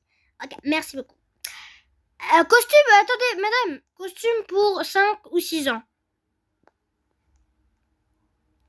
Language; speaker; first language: French; native; French